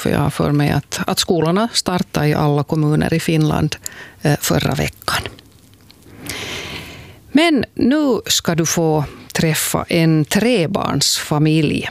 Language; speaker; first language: Swedish; native; Swedish